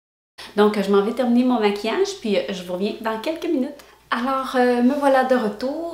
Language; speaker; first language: French; native; French